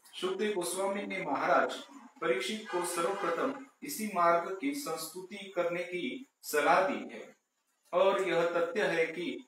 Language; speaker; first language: Hindi; non-native, local second language; Marathi